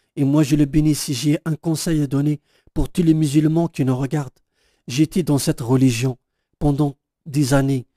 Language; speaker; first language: French; non-native, local second language; Kabyle